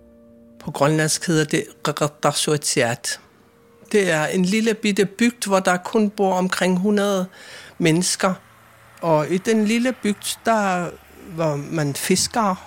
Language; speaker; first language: Swedish; non-native, fluent; Kalaallisut